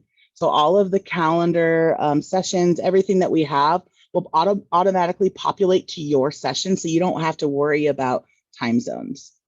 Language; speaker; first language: English; native; English